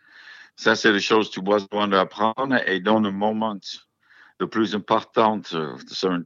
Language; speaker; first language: French; non-native, fluent; English